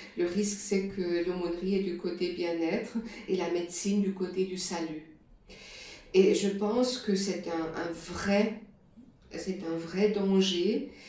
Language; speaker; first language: French; non-native, fluent; German